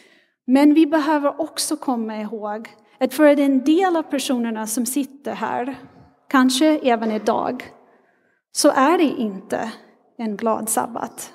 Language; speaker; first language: Swedish; non-native, fluent; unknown